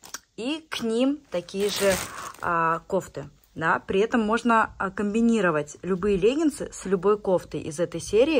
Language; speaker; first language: Russian; native; Russian